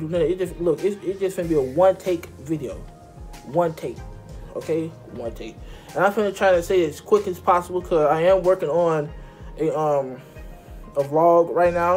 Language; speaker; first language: English; native; English